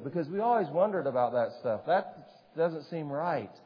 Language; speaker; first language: English; native; English